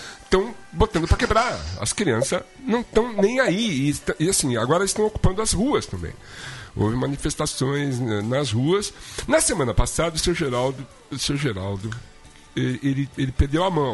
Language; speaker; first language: Portuguese; native; Portuguese